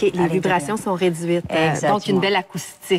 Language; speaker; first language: French; native; French